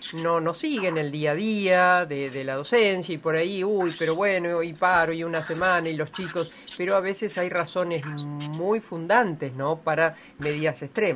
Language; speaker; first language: Spanish; native; Spanish